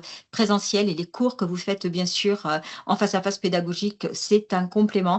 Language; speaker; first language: French; native; French